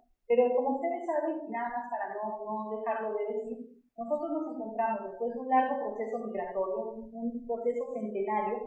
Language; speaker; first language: Spanish; native; Spanish